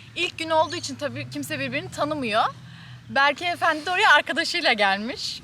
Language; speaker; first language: Turkish; native; Turkish